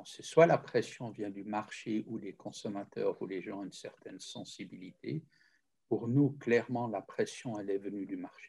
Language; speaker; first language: French; native; French